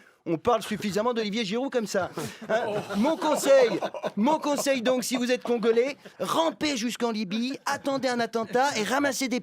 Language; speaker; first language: French; native; French